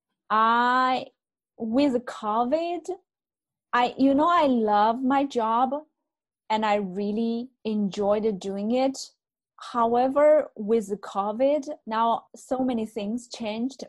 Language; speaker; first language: English; non-native, fluent; Chinese